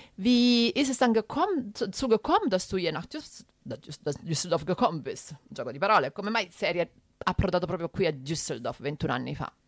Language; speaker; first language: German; early bilingual, other home language; Italian